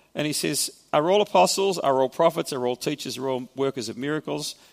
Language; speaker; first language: English; native; English